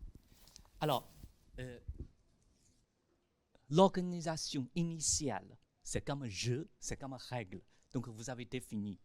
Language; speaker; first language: French; non-native, fluent; Chinese